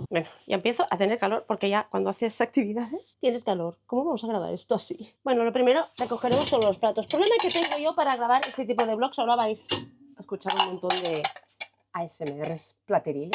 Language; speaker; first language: Spanish; native; Spanish